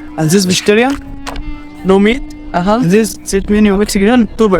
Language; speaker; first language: English; non-native, learner; Arabic